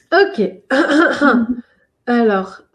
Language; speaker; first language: French; non-native, local second language; Arabic